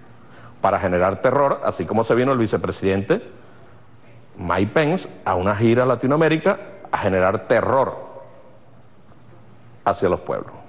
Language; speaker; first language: Spanish; native; Spanish